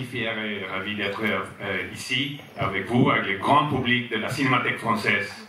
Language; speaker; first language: French; non-native, fluent; Spanish